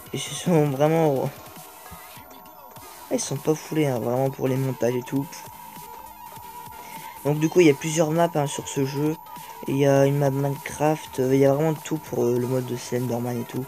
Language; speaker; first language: French; native; French